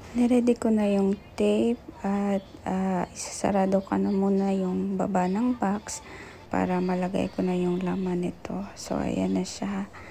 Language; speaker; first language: Filipino; native; Filipino